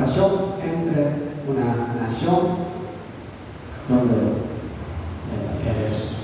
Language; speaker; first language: Spanish; non-native, fluent; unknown